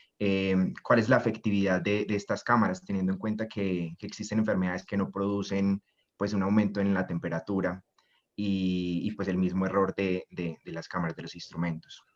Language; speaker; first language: Spanish; native; Spanish